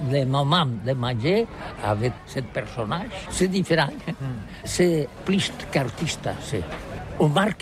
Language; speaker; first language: French; non-native, learner; Catalan